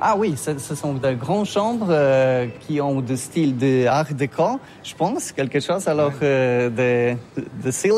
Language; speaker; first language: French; non-native, learner; Polish